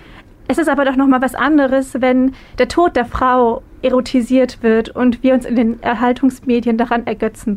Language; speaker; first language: German; native; German